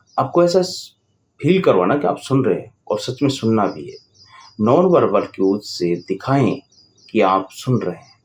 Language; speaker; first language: Hindi; native; Hindi